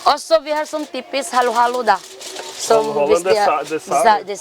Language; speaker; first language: Norwegian; non-native, learner; Filipino